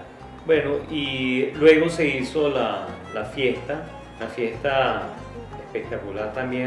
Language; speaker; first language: Spanish; native; Spanish